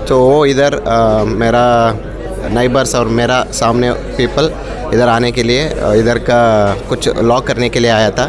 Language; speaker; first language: Hindi; non-native, local second language; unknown